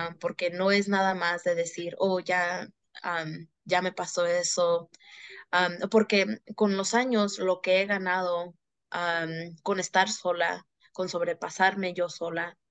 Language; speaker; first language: Spanish; early bilingual, heritage; Spanish